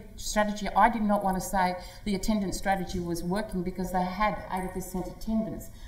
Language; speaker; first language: English; native; English